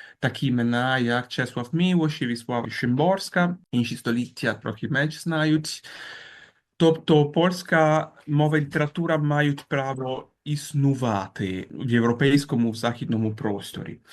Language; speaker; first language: Ukrainian; non-native, fluent; Italian